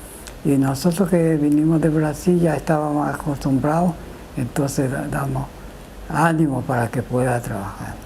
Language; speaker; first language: Spanish; early bilingual, other home language; Japanese